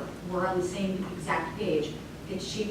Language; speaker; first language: English; native; English